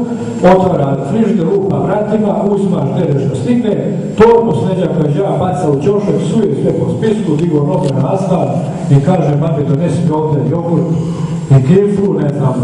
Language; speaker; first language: Bosnian; native; Bosnian